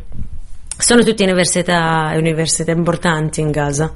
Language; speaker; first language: Italian; non-native, fluent; Arabic